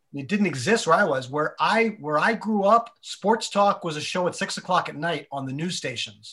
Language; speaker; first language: English; native; English